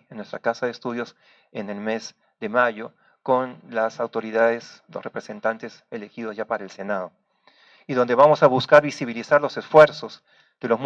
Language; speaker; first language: Spanish; native; Spanish